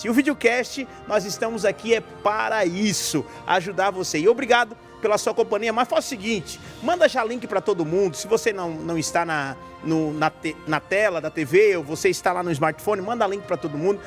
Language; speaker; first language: Portuguese; native; Portuguese